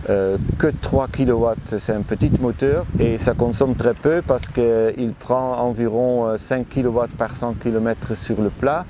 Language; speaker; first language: French; non-native, fluent; Dutch